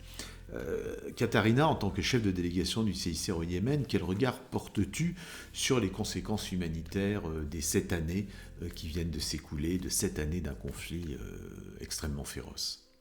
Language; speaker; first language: French; native; French